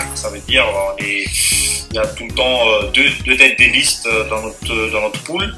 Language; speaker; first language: French; non-native, local second language; Malagasy